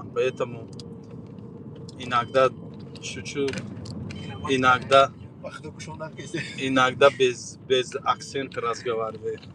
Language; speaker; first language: Russian; non-native, learner; Tajik